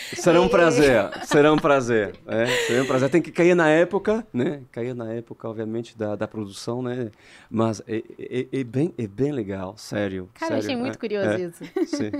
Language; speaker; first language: Portuguese; non-native, fluent; French